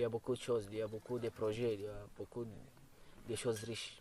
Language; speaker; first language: French; non-native, learner; Arabic